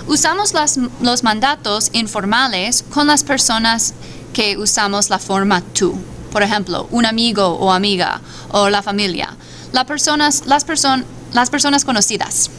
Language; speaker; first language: Spanish; non-native, fluent; English